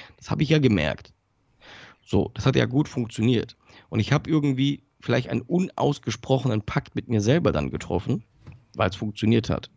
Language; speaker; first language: German; early bilingual, other home language; Polish